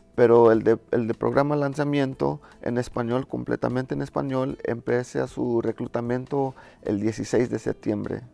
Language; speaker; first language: Spanish; early bilingual, heritage; Spanish